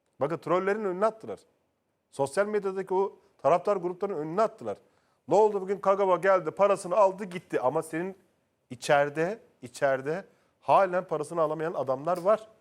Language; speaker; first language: Turkish; native; Turkish